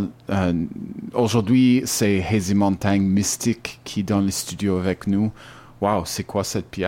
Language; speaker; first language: French; non-native, learner; English